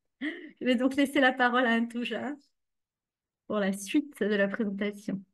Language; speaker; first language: French; native; French